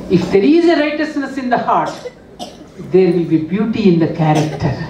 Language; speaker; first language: English; non-native, local second language; Telugu